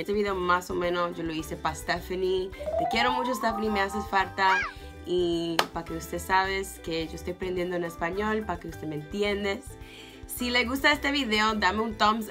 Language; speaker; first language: Spanish; early bilingual, heritage; English